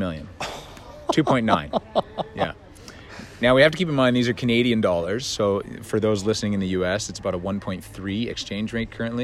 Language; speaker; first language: English; native; English